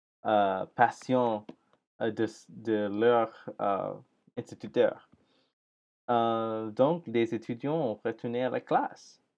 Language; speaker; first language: French; non-native, learner; English